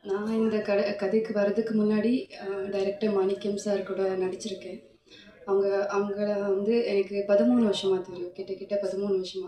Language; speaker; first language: Tamil; non-native, fluent; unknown